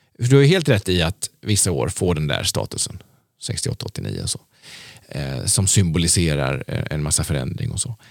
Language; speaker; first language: Swedish; native; Swedish